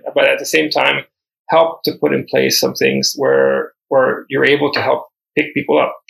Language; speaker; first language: English; early bilingual, other home language; Spanish